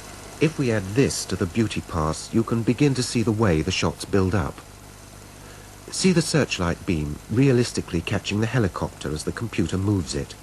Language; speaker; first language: English; native; English